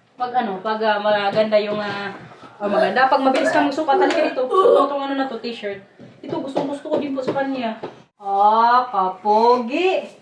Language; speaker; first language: Filipino; non-native, local second language; Waray